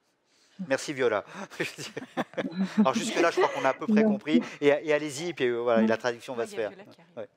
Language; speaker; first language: French; native; French